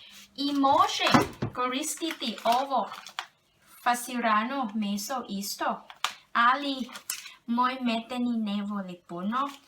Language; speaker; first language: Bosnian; non-native, learner; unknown